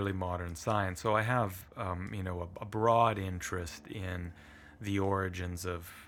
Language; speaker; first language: English; early bilingual, other home language; Italian